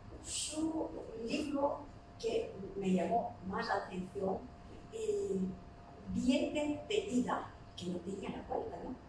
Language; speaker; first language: Spanish; non-native, fluent; Turkish